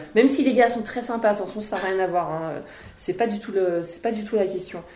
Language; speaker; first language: French; native; French